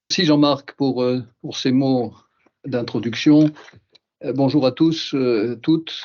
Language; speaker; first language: French; native; French